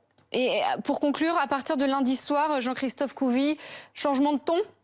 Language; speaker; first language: French; native; French